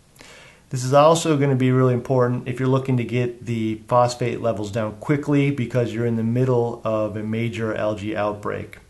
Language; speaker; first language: English; native; English